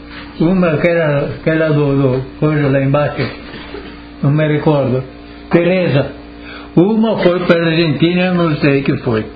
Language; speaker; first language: Portuguese; non-native, local second language; Italian